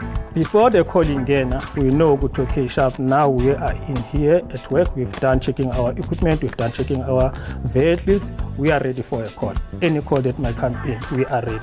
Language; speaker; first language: English; non-native, local second language; Zulu